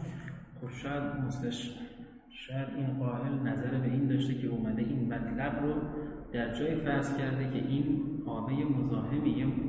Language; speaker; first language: Persian; native; Persian